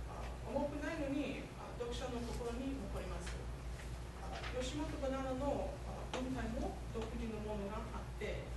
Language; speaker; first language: Japanese; non-native, learner; English